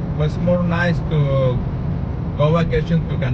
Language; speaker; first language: English; non-native, learner; Spanish